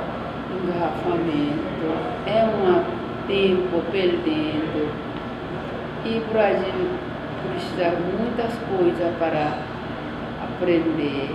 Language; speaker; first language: Portuguese; non-native, learner; Korean